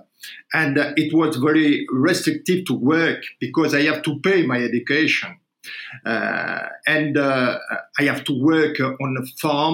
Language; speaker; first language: English; non-native, learner; French